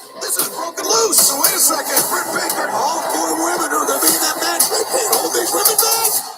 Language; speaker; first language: English; native; English